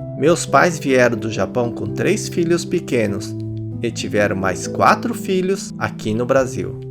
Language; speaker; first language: Portuguese; early bilingual, other home language; Japanese